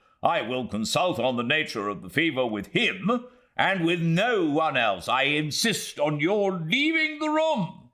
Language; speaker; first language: English; native; English